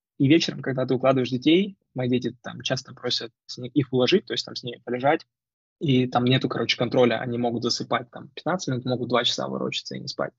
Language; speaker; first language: Russian; native; Russian